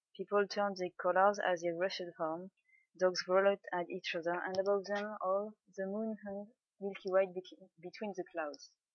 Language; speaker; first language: English; non-native, fluent; French